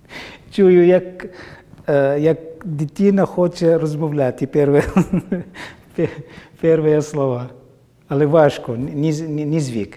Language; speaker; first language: Ukrainian; non-native, learner; Arabic